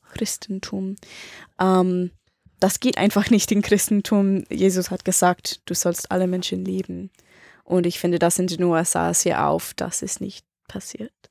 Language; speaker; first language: German; non-native, learner; English